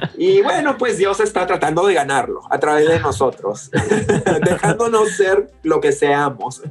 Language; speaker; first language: Spanish; early bilingual, other home language; English